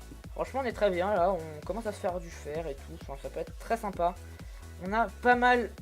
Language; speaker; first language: French; native; French